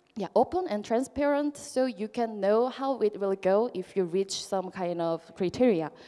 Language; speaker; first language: English; non-native, fluent; Korean